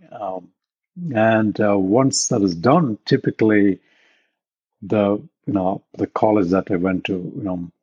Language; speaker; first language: English; non-native, local second language; Tamil